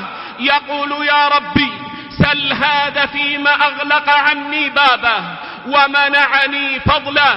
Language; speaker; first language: Arabic; native; Arabic